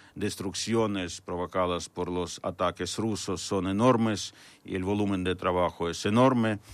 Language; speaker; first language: Spanish; non-native, fluent; Ukrainian